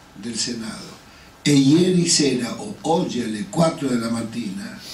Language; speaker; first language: Italian; non-native, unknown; Spanish